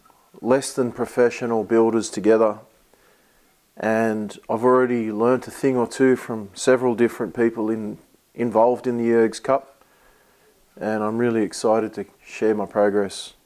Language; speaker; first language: English; native; English